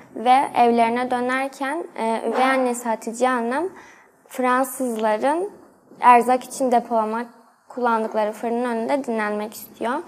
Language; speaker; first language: Turkish; native; Turkish